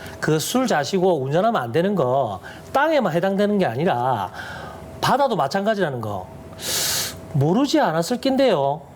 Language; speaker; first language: Korean; native; Korean